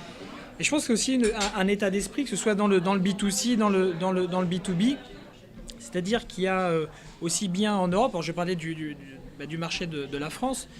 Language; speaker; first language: French; native; French